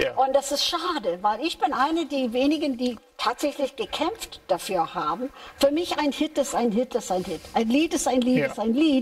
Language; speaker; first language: German; non-native, fluent; English